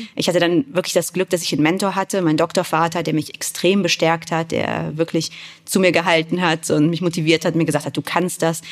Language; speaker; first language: German; native; German